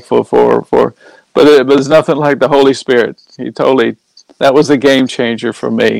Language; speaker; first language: English; native; English